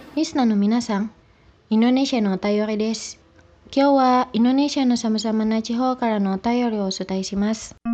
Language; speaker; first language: Japanese; non-native, fluent; Indonesian